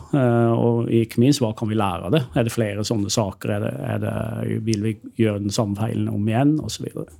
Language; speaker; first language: Norwegian; native; Norwegian